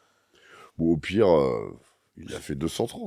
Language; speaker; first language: French; native; French